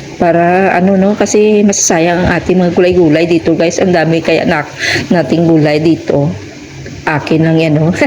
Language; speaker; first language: Filipino; non-native, local second language; Hiligaynon